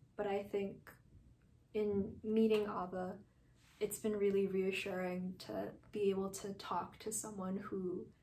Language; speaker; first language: English; native; English